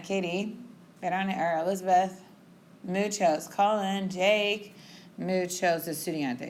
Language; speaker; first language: Spanish; non-native, fluent; English